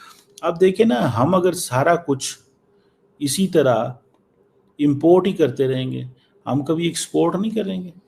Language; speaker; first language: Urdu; non-native, local second language; Punjabi